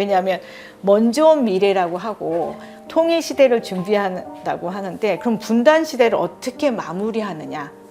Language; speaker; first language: Korean; native; Korean